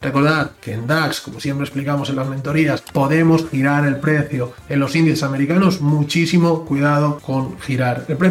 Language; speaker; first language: Spanish; native; Spanish